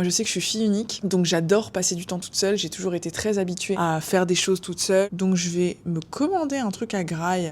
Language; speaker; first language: French; native; French